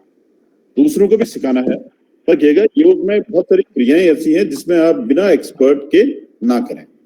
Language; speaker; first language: Hindi; native; Hindi